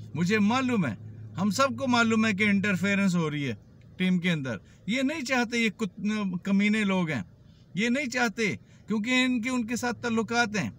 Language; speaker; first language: Urdu; native; Urdu